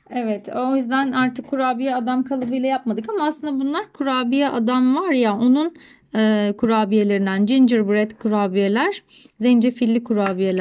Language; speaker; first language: Turkish; native; Turkish